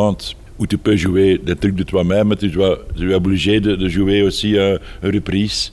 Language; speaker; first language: French; non-native, fluent; Dutch